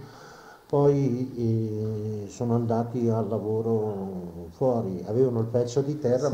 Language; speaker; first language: Italian; native; Italian